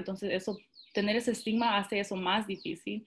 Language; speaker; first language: Spanish; early bilingual, heritage; Spanish